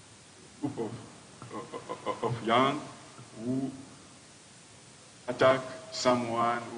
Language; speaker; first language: English; non-native, learner; French